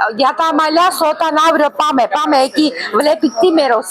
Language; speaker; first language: Greek; non-native, learner; Armenian